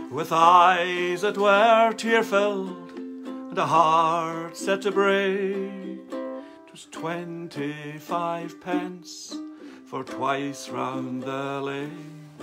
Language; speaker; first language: English; native; English